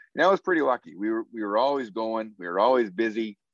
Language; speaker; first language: English; native; English